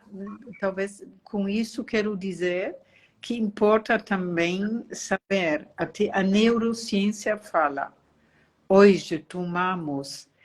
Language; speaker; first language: Portuguese; non-native, fluent; German